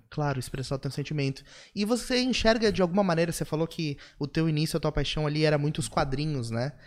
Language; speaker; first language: Portuguese; native; Portuguese